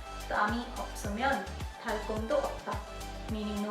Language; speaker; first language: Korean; non-native, fluent; Hindi